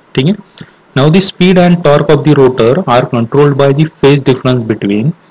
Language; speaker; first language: Hindi; non-native, local second language; Marathi